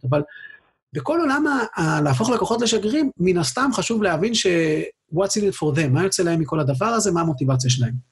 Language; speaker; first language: Hebrew; native; Hebrew